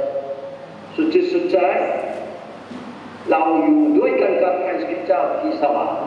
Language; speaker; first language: Thai; non-native, fluent; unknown